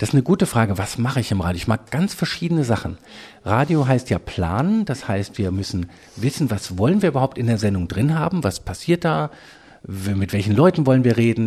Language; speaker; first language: German; native; German